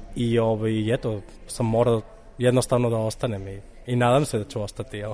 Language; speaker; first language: Serbian; non-native, fluent; Catalan